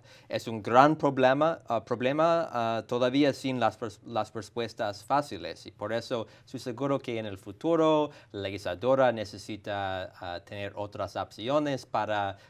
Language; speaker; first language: Spanish; non-native, fluent; English